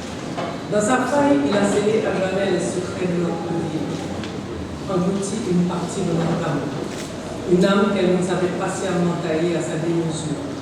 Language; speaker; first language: French; non-native, local second language; Haitian Creole